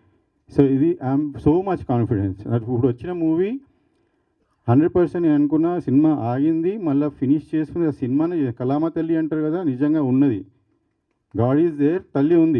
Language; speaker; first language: Telugu; native; Telugu